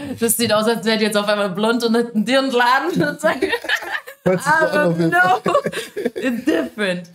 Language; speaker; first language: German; native; German